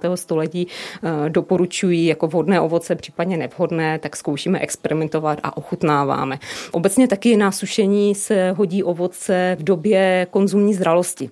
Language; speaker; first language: Czech; native; Czech